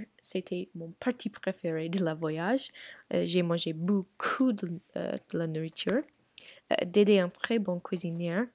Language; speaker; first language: French; non-native, learner; English